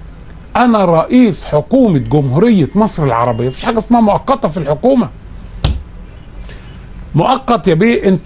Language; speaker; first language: Arabic; native; Arabic